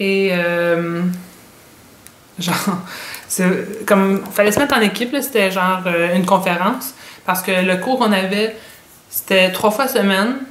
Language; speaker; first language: French; native; French